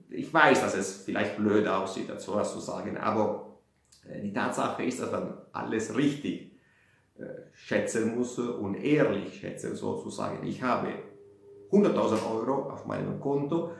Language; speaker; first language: German; non-native, fluent; Italian